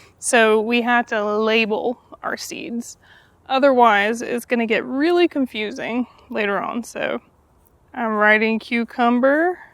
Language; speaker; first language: English; native; English